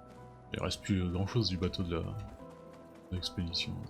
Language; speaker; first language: French; native; French